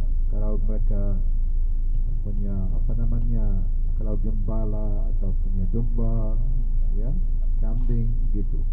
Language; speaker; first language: Indonesian; non-native, fluent; Arabic